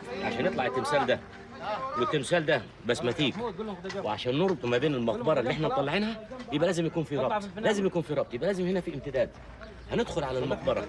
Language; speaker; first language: Arabic; native; Arabic